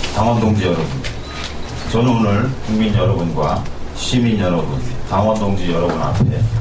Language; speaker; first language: Korean; native; Korean